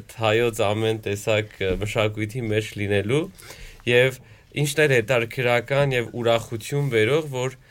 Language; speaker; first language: Armenian; native; Armenian